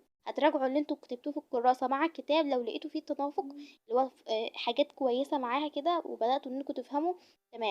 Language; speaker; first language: Arabic; native; Arabic